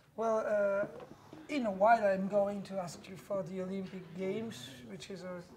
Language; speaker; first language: English; non-native, fluent; Polish